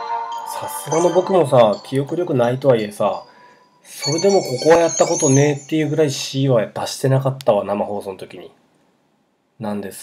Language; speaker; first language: Japanese; native; Japanese